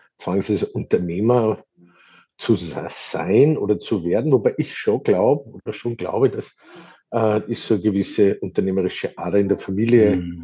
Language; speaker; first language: German; native; German